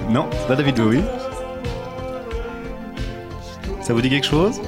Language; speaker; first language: French; native; French